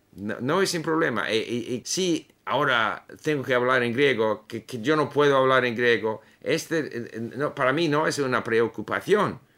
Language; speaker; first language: Spanish; non-native, fluent; English